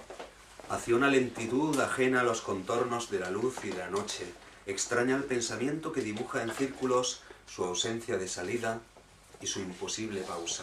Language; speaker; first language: Spanish; native; Spanish